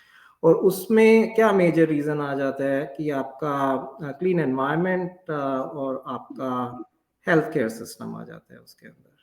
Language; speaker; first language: Hindi; native; Hindi